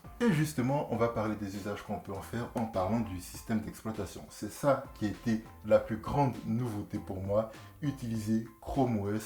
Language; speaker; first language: French; native; French